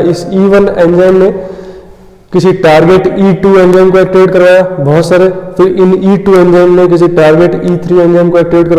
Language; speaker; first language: Hindi; native; Hindi